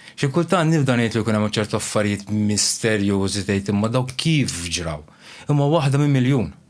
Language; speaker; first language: Maltese; early bilingual, other home language; Romanian